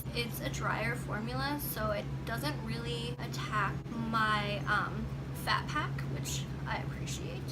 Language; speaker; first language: English; native; English